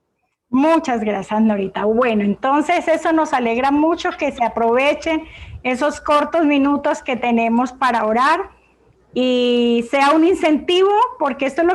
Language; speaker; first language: Spanish; native; Spanish